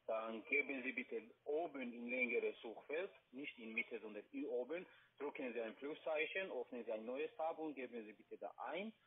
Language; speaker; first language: German; non-native, learner; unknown